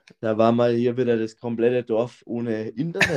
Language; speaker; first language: German; native; German